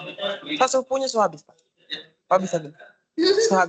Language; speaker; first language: Indonesian; native; Indonesian